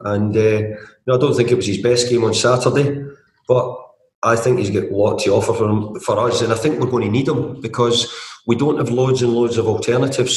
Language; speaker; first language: English; native; English